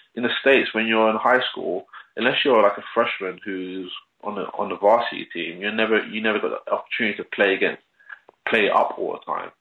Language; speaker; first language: English; native; English